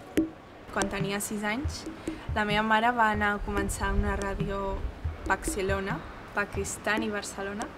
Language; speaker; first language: Catalan; non-native, local second language; Hindi